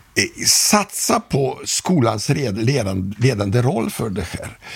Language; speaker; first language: Swedish; non-native, fluent; Polish